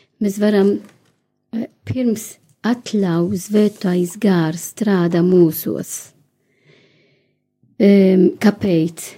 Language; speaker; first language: Latvian; non-native, learner; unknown